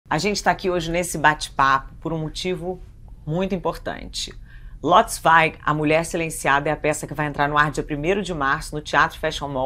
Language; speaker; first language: Portuguese; native; Portuguese